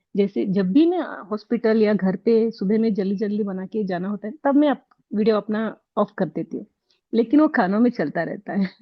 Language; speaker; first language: Hindi; non-native, local second language; Kannada